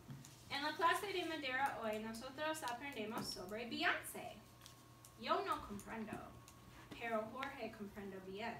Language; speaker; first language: Spanish; non-native, learner; English